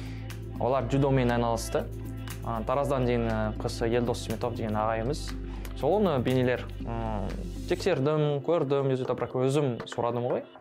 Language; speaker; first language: Kazakh; non-native, learner; French